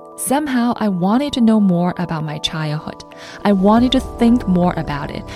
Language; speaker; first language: English; non-native, fluent; Chinese